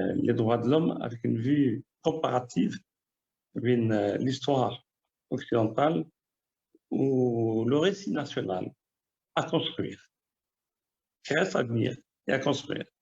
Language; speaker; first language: French; non-native, local second language; Arabic